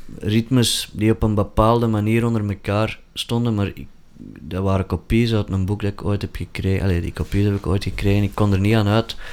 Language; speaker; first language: Dutch; native; Dutch